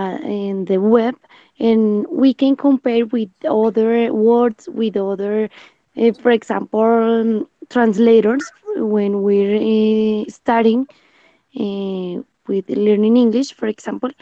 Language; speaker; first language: English; non-native, learner; Spanish